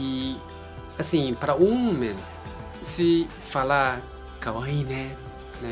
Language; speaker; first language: Portuguese; non-native, learner; Japanese